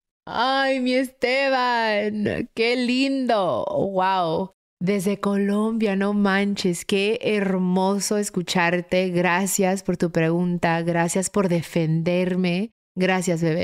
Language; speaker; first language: Spanish; early bilingual, heritage; Spanish